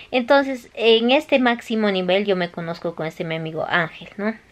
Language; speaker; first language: Spanish; native; Spanish